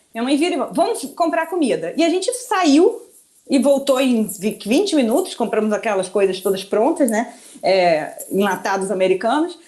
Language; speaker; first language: Portuguese; early bilingual, other home language; Spanish